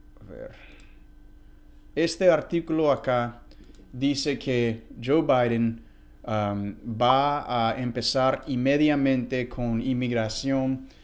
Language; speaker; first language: Spanish; non-native, fluent; English